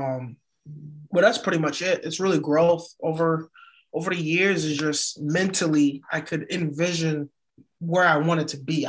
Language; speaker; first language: English; early bilingual, other home language; Haitian Creole